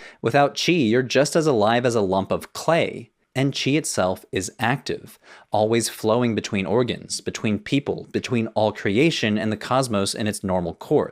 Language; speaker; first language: English; native; English